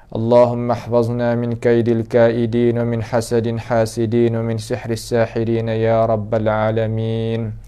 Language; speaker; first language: Arabic; non-native, fluent; Malay